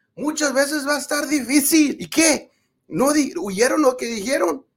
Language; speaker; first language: Spanish; early bilingual, other home language; English